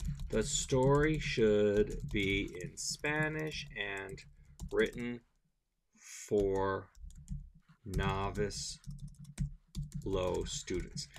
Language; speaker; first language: English; native; English